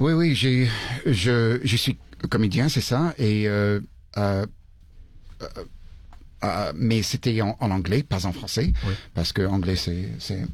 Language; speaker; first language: French; early bilingual, heritage; English